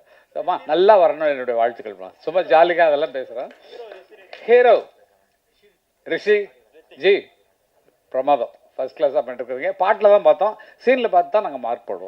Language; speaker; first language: Tamil; native; Tamil